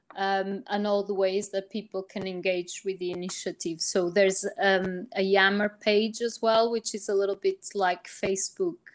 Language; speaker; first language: English; non-native, fluent; Portuguese